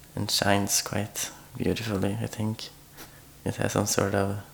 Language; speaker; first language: English; non-native, fluent; Swedish